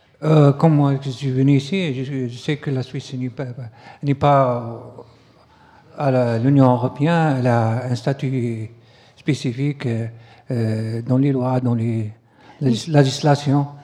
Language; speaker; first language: French; non-native, learner; Arabic